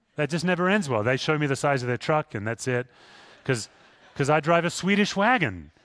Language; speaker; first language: English; native; English